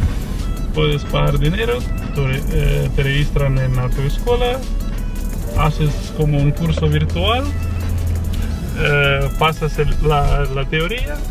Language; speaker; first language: Spanish; non-native, fluent; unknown